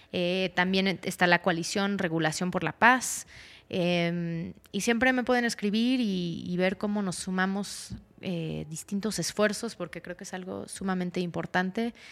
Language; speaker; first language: Spanish; early bilingual, heritage; Spanish